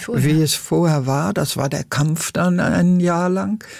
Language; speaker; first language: German; native; German